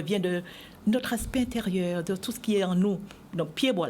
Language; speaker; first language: French; native; French